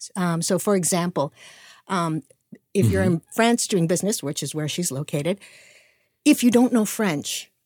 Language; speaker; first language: English; native; English